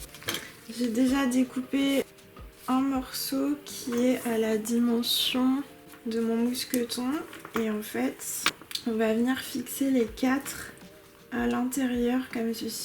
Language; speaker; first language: French; native; French